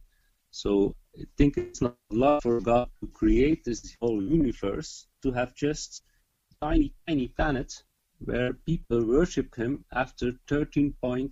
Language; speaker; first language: English; non-native, fluent; Dutch